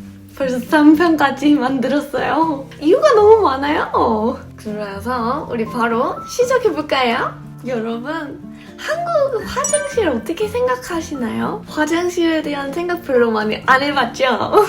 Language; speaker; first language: Korean; non-native, fluent; English